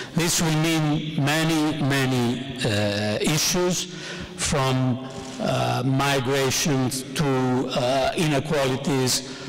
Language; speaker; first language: English; non-native, fluent; Italian